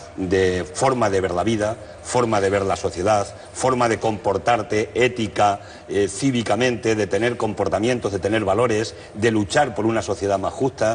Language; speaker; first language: Spanish; native; Spanish